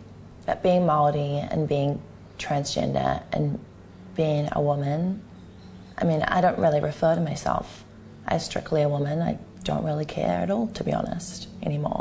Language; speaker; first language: English; native; English